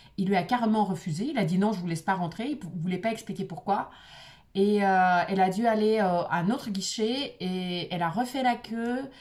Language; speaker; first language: French; non-native, fluent; Russian